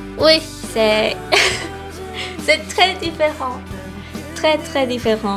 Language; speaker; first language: French; non-native, learner; Chinese